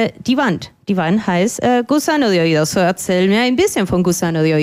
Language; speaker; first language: German; non-native, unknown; Spanish